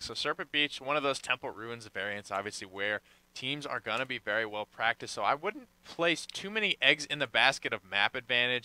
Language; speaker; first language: English; native; English